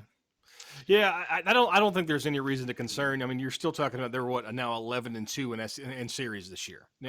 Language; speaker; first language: English; native; English